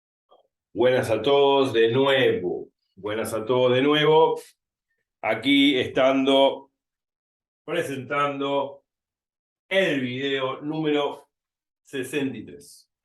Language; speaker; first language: Spanish; native; Spanish